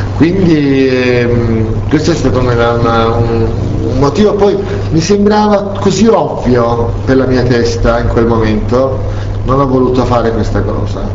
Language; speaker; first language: Italian; non-native, fluent; Turkish